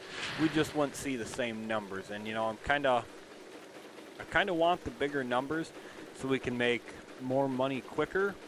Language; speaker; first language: English; native; English